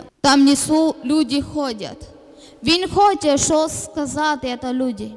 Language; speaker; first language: Ukrainian; non-native, learner; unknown